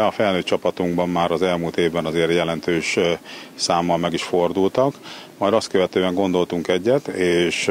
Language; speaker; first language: Hungarian; native; Hungarian